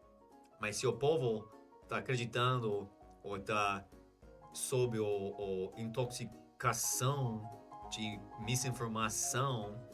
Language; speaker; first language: Portuguese; non-native, fluent; English